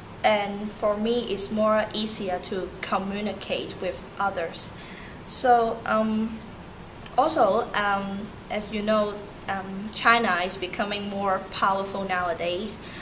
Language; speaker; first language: English; early bilingual, other home language; Turkish